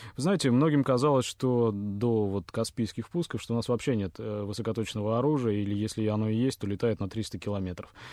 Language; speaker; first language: Russian; native; Russian